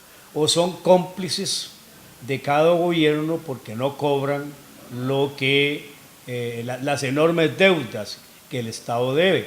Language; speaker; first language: Spanish; native; Spanish